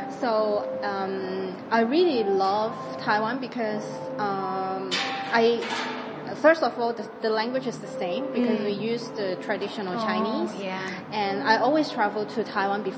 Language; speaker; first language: English; non-native, fluent; Cantonese